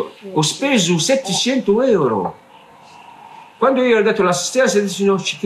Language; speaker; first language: Italian; non-native, learner; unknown